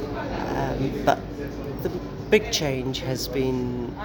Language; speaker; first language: English; native; English